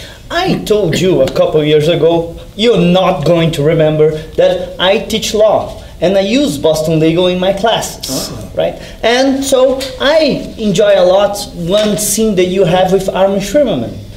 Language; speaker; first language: English; non-native, fluent; Portuguese